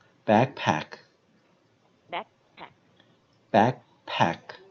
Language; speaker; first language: English; non-native, learner; Korean